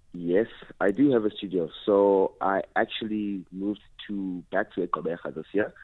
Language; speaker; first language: English; non-native, local second language; Xhosa